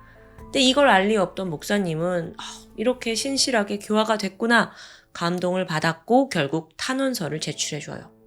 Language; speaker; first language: Korean; native; Korean